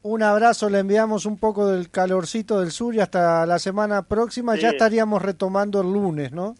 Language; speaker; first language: Spanish; native; Spanish